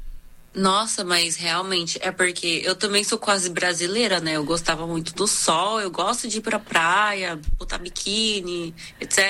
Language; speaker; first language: Portuguese; early bilingual, other home language; Korean